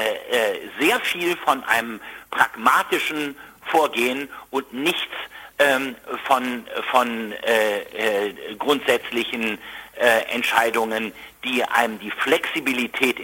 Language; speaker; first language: German; native; German